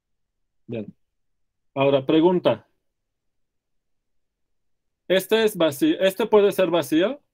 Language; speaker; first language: Spanish; native; Spanish